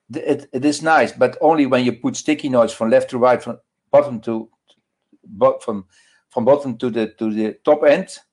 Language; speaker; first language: English; non-native, learner; Dutch